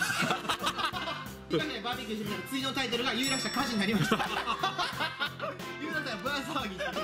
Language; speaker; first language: Japanese; native; Japanese